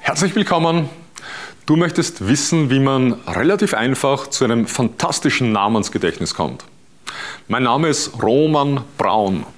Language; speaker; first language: German; native; German